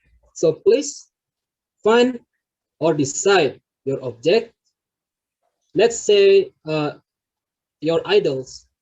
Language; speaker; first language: English; non-native, learner; Indonesian